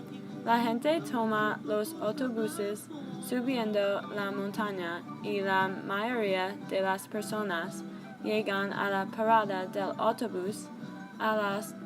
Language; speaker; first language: Spanish; non-native, learner; English